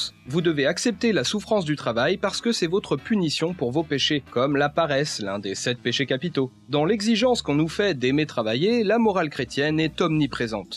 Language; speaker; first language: French; native; French